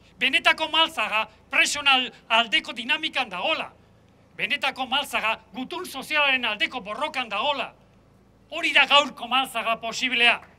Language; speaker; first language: Basque; native; Basque